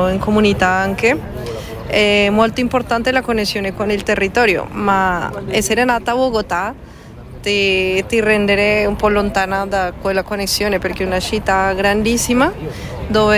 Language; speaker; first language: Italian; non-native, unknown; Spanish